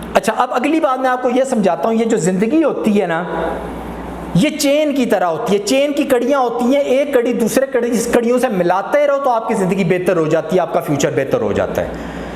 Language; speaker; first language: Urdu; non-native, local second language; Punjabi